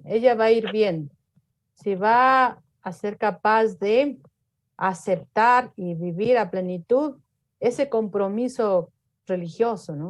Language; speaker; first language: Spanish; native; Spanish